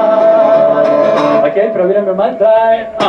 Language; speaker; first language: German; non-native, learner; Spanish